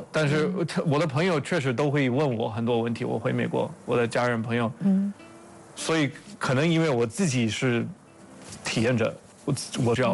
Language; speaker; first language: Chinese; non-native, fluent; English